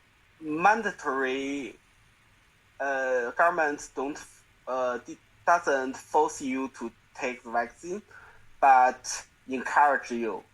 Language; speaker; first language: English; non-native, learner; Chinese